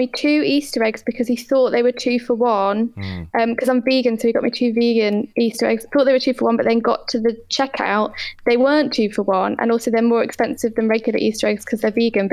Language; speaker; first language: English; native; English